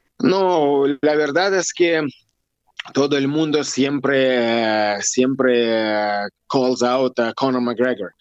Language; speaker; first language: Spanish; non-native, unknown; Russian